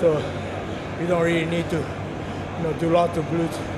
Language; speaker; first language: English; non-native, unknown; Japanese